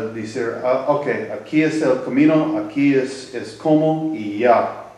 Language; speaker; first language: Spanish; non-native, learner; English